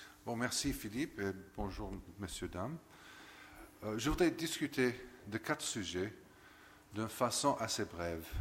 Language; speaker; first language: French; non-native, fluent; English